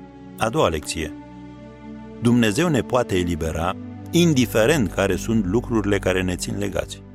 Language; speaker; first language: Romanian; native; Romanian